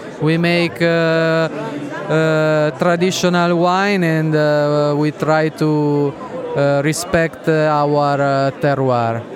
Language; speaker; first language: English; non-native, fluent; Italian